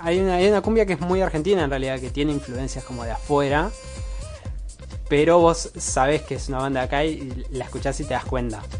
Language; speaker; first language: Spanish; native; Spanish